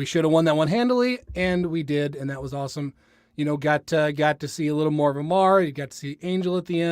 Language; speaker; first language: English; native; English